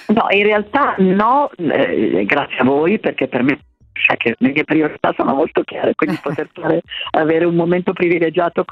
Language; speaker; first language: Italian; native; Italian